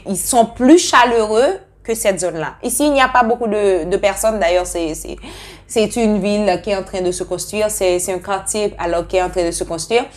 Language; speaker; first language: French; non-native, local second language; Haitian Creole